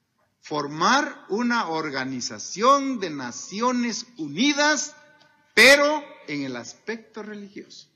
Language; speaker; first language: Spanish; native; Spanish